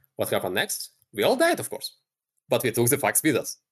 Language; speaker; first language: English; non-native, fluent; Russian